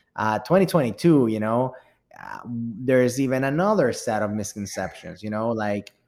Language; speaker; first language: English; early bilingual, other home language; Spanish